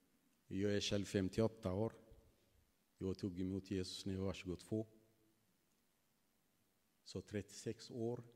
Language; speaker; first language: Swedish; non-native, fluent; Tigrinya